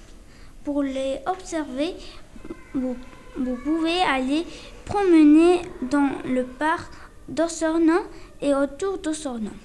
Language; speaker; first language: French; non-native, learner; Spanish